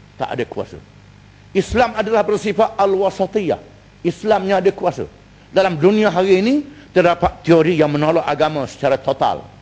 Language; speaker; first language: Malay; native; Malay